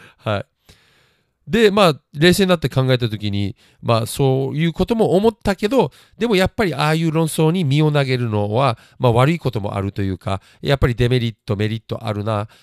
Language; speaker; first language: Japanese; native; Japanese